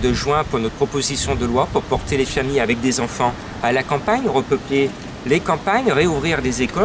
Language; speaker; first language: French; native; French